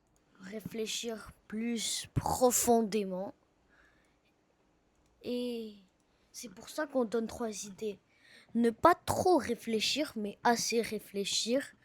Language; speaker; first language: French; non-native, learner; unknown